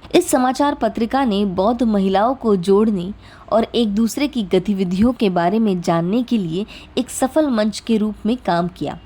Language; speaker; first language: Hindi; native; Hindi